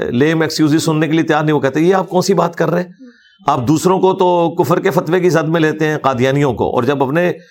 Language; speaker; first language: Urdu; non-native, local second language; Punjabi